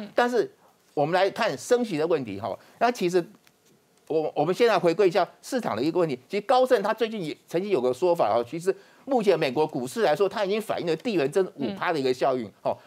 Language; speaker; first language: Chinese; native; Chinese